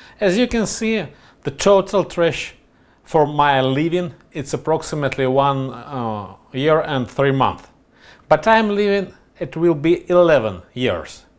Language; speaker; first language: English; non-native, learner; Russian